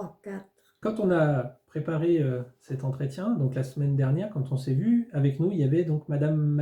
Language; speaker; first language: French; native; French